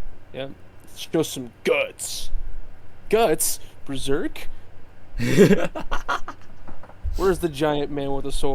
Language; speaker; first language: English; native; English